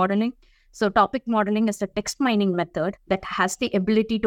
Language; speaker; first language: English; non-native, local second language; Tamil